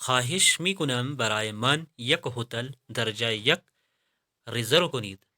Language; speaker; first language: Persian; non-native, fluent; Urdu